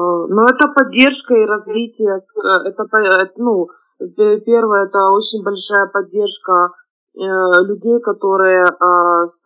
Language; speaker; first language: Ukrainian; non-native, local second language; Russian